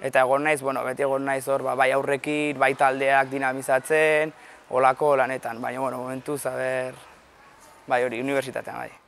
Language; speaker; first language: Basque; native; Basque